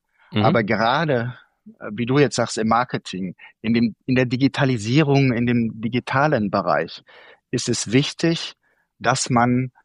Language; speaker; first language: German; native; German